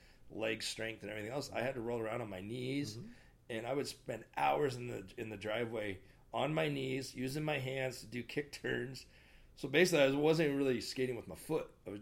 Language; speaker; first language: English; native; English